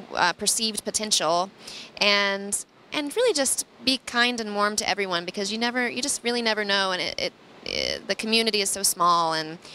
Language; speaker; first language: English; native; English